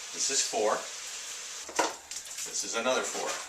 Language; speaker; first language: English; native; English